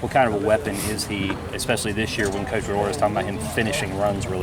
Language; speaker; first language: English; native; English